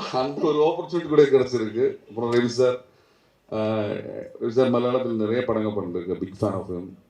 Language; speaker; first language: Tamil; non-native, learner; Malayalam